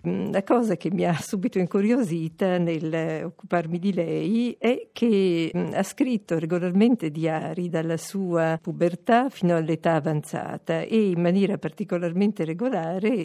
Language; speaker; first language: Italian; native; Italian